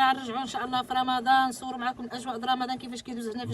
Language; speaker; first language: Arabic; native; Arabic